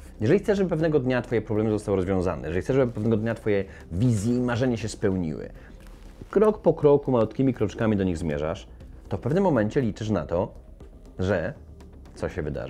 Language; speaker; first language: Polish; native; Polish